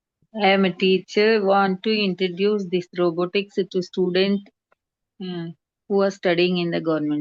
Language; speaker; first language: English; non-native, learner; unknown